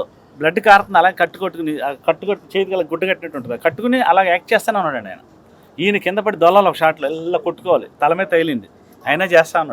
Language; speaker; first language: Telugu; native; Telugu